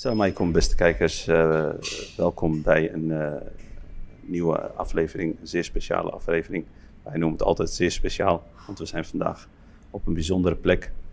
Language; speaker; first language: Dutch; early bilingual, other home language; Arabic